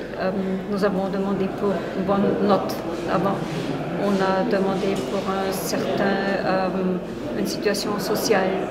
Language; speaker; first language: French; non-native, fluent; Spanish